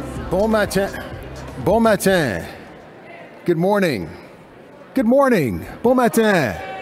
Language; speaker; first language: English; native; English